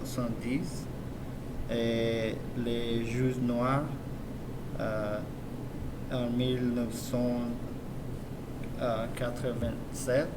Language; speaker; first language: French; non-native, learner; English